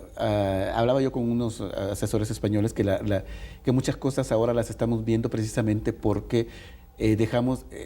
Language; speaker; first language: Spanish; native; Spanish